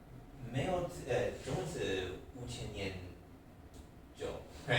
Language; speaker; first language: Chinese; non-native, learner; English